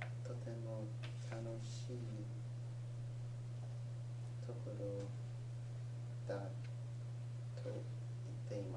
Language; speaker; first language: Japanese; non-native, learner; English